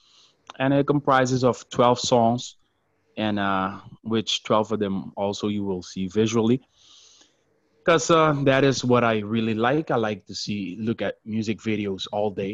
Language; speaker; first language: English; non-native, fluent; Papiamento